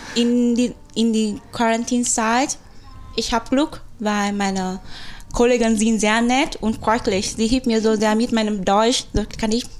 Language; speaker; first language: German; non-native, fluent; Vietnamese